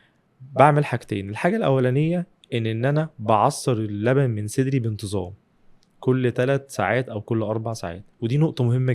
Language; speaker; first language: Arabic; native; Arabic